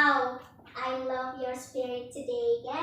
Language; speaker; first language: English; non-native, learner; Indonesian